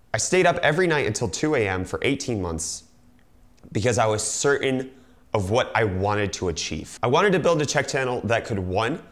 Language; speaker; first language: English; native; English